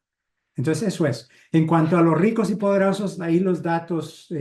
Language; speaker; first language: Spanish; native; Spanish